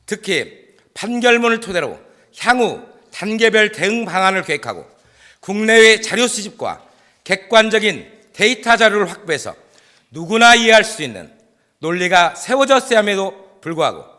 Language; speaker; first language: Korean; native; Korean